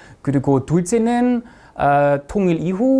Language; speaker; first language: Korean; non-native, fluent; German